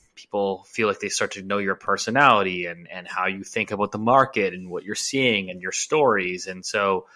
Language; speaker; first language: English; native; English